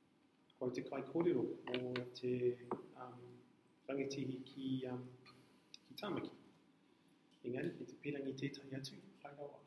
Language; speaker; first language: Māori; non-native, learner; English